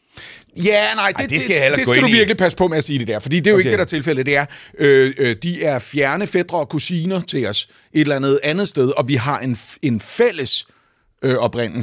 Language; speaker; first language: Danish; native; Danish